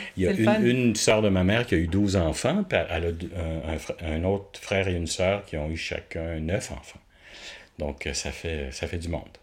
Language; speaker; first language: French; native; French